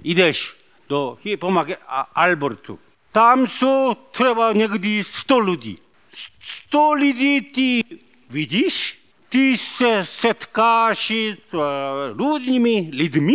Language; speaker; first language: Czech; non-native, learner; Korean